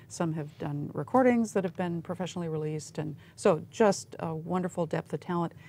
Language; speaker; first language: English; native; English